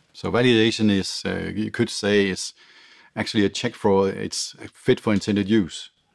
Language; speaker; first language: English; non-native, fluent; Danish